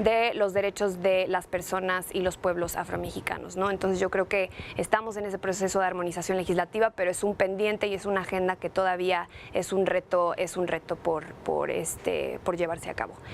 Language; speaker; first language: Spanish; native; Spanish